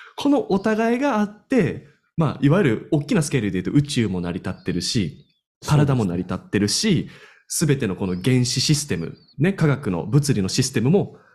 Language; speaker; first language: Japanese; native; Japanese